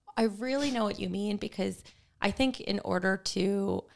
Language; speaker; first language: English; early bilingual, other home language; Italian